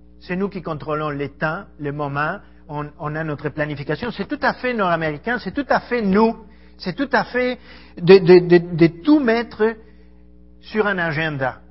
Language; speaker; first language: French; non-native, fluent; Spanish